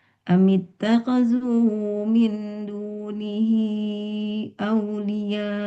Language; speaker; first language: Arabic; non-native, learner; Indonesian